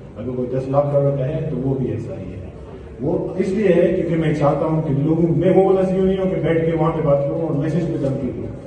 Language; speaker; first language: Urdu; early bilingual, heritage; Urdu